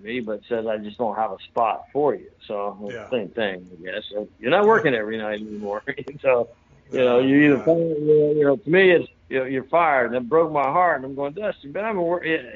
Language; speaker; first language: English; native; English